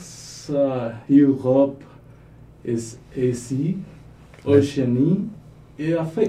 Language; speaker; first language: French; non-native, learner; Spanish